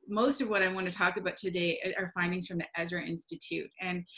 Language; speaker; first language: English; native; English